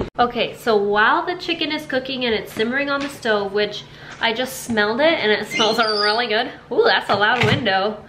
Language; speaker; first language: English; native; English